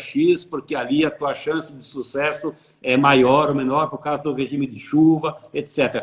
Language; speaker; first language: Portuguese; native; Portuguese